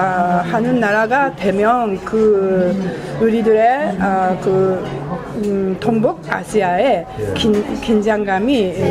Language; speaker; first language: Korean; non-native, fluent; Japanese